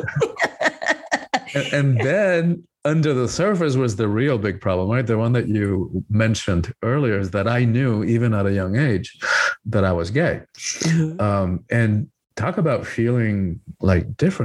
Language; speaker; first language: English; early bilingual, other home language; Spanish